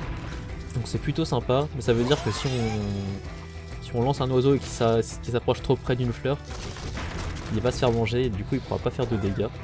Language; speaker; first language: French; native; French